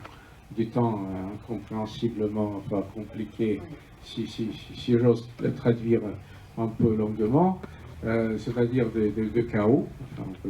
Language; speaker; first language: French; non-native, fluent; Russian